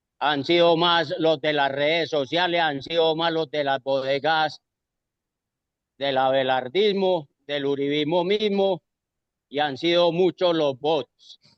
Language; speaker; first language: Spanish; native; Spanish